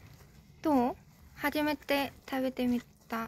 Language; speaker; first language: Japanese; non-native, fluent; Korean